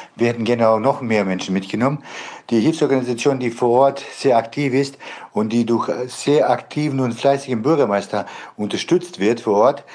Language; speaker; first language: German; non-native, fluent; Bosnian